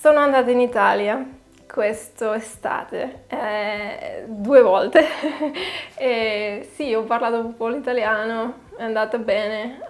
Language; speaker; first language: Italian; non-native, fluent; Catalan